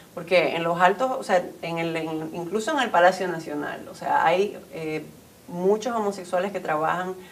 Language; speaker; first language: Spanish; native; Spanish